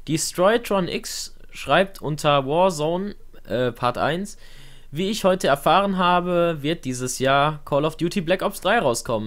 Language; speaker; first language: German; native; German